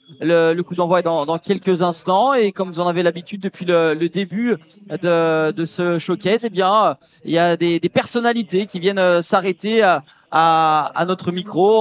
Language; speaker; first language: French; native; French